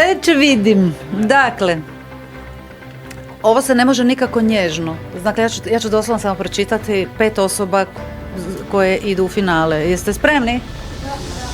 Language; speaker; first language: Bosnian; native; Bosnian